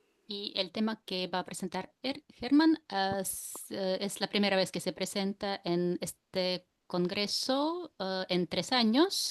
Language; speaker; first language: Spanish; non-native, fluent; Russian